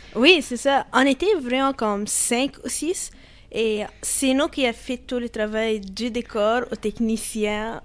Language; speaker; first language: French; non-native, fluent; Arabic